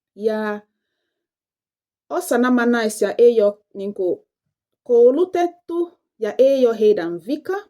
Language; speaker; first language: Finnish; non-native, fluent; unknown